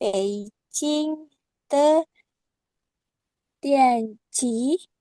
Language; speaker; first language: Chinese; non-native, learner; Indonesian